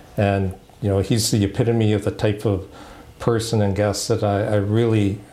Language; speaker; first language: English; native; English